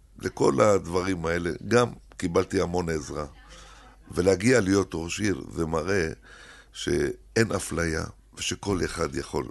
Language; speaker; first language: Hebrew; early bilingual, other home language; Arabic